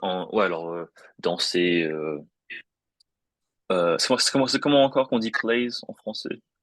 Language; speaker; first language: French; non-native, fluent; English